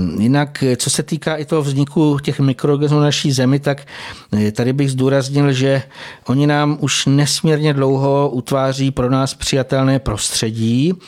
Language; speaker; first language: Czech; native; Czech